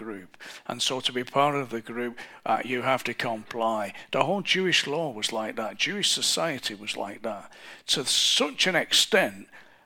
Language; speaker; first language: English; native; English